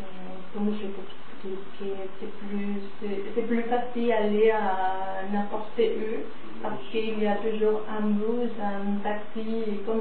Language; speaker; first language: French; non-native, fluent; Spanish